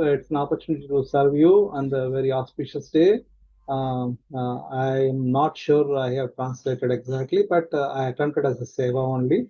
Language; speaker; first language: English; non-native, local second language; Telugu